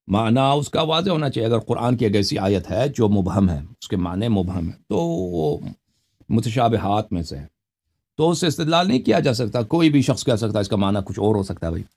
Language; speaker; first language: Urdu; non-native, local second language; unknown